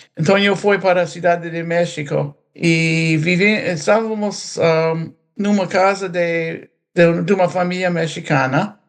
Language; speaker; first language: Portuguese; non-native, fluent; English